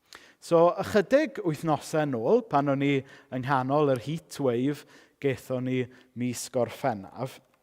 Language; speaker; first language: Welsh; native; Welsh